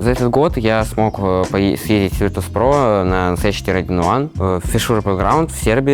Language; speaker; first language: Russian; native; Russian